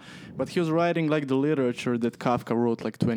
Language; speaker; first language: English; non-native, fluent; Croatian